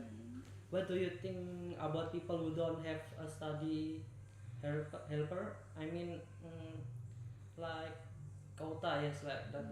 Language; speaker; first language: English; non-native, learner; Indonesian